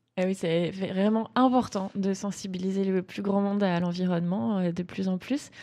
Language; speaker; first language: French; native; French